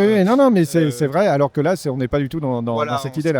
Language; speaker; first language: French; native; French